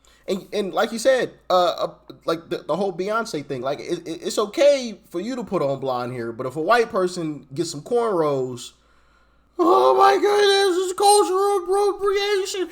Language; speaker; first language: English; native; English